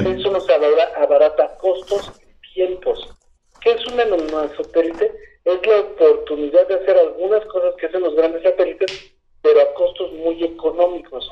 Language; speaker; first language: Spanish; native; Spanish